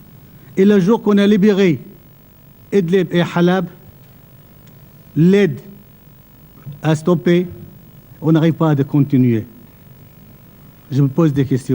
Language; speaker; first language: French; non-native, fluent; Arabic